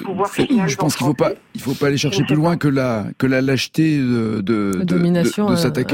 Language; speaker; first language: French; native; French